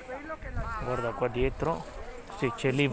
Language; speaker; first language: Italian; non-native, learner; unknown